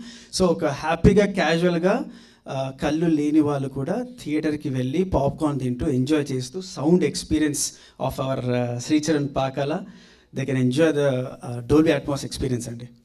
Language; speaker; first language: Telugu; native; Telugu